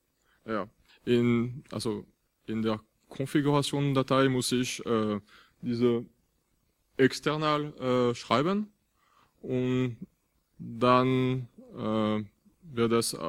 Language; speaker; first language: German; non-native, fluent; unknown